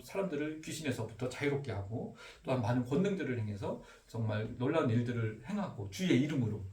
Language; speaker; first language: Korean; native; Korean